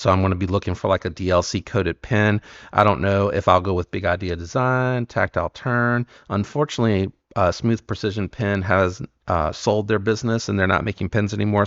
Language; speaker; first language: English; native; English